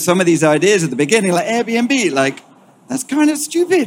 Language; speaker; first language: English; native; English